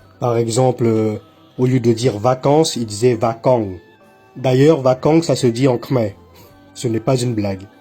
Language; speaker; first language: French; native; French